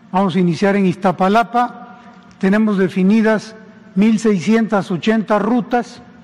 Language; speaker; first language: Spanish; native; Spanish